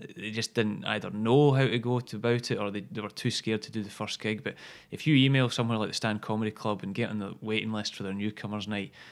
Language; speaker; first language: English; native; English